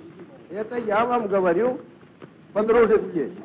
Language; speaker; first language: Russian; native; Russian